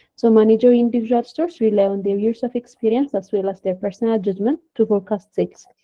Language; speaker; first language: English; non-native, fluent; Amharic